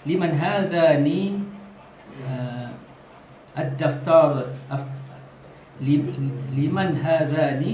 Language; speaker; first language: Arabic; non-native, learner; Malay